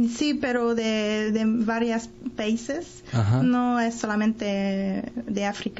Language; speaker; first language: Spanish; non-native, learner; French